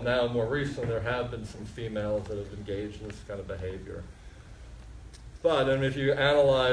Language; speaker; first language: English; native; English